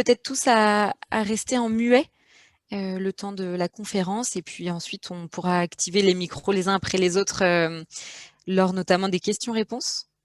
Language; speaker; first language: French; native; French